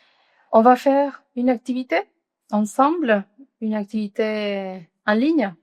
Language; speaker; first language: French; non-native, fluent; Spanish